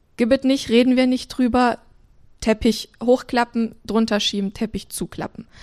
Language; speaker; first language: German; early bilingual, other home language; Romanian